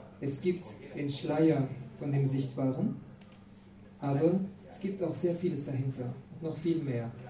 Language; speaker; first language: German; non-native, fluent; French